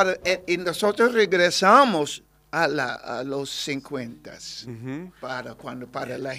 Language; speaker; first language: Spanish; non-native, learner; English